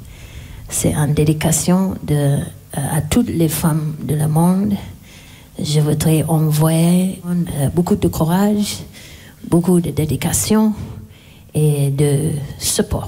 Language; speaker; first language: French; non-native, learner; English